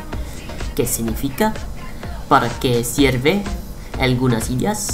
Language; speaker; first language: Spanish; non-native, learner; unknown